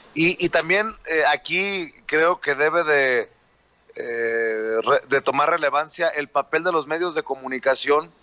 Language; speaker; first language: Spanish; native; Spanish